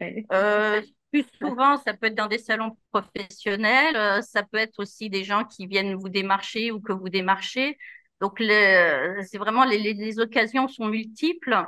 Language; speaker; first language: French; native; French